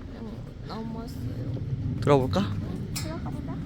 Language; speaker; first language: Korean; non-native, fluent; Lao